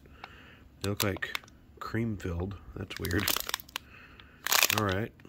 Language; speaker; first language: English; native; English